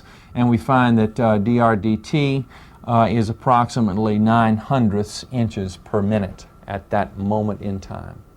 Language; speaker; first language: English; native; English